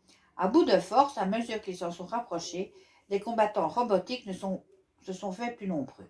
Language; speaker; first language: French; native; French